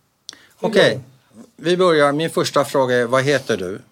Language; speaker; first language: Swedish; early bilingual, other home language; Arabic